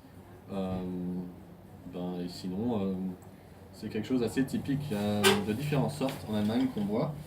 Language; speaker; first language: French; non-native, fluent; German